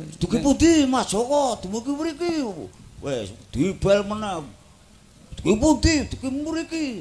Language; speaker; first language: Javanese; native; Javanese